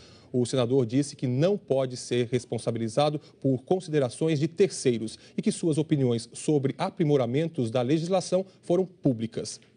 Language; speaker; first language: Portuguese; native; Portuguese